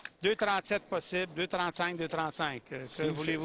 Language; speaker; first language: French; native; French